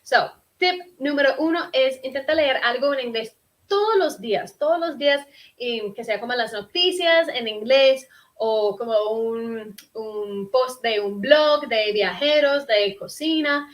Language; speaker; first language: Spanish; non-native, fluent; English